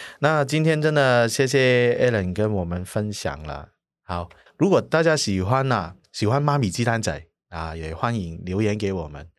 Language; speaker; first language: Chinese; non-native, local second language; Cantonese